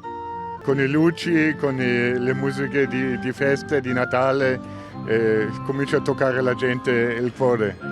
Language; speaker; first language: Italian; non-native, learner; German